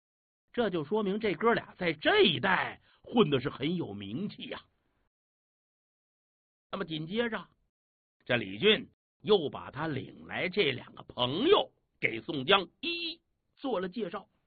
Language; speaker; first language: Chinese; native; Chinese